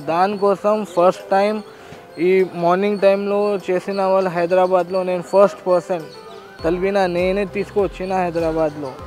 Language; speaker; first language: Telugu; non-native, local second language; Urdu